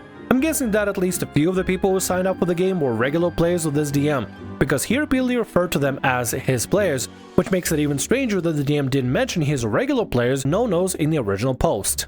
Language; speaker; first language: English; native; English